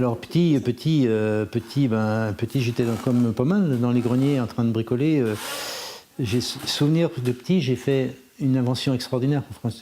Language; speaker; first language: French; native; French